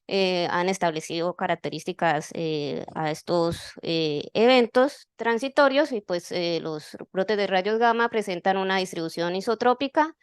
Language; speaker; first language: Spanish; native; Spanish